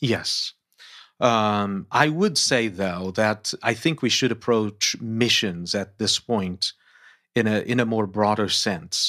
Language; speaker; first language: English; non-native, fluent; Portuguese